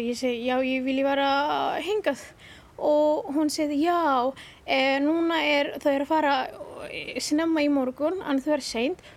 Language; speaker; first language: Icelandic; non-native, learner; Somali